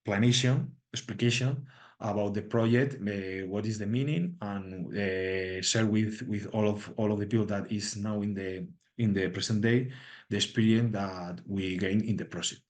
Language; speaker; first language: English; non-native, learner; Spanish